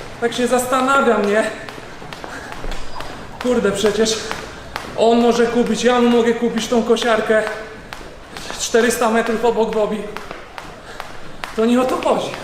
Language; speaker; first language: Polish; native; Polish